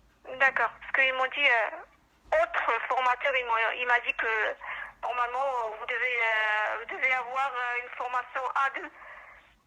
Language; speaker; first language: French; non-native, learner; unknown